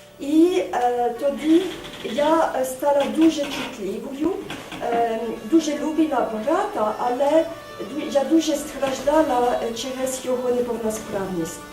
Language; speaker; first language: Ukrainian; non-native, fluent; French